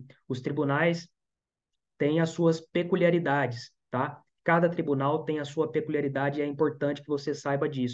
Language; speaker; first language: Portuguese; native; Portuguese